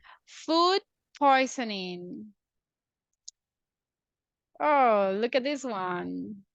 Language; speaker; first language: English; non-native, fluent; Spanish